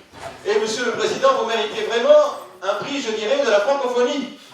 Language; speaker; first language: French; native; French